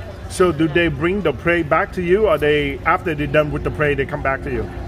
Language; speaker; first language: English; non-native, fluent; Vietnamese